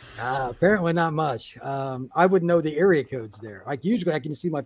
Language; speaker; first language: English; native; English